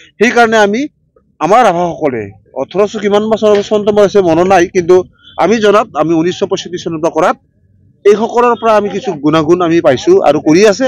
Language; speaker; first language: Assamese; non-native, local second language; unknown